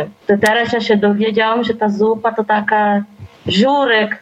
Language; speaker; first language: Polish; early bilingual, heritage; Polish